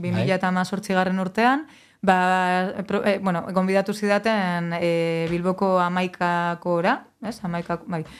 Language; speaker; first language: Basque; native; Basque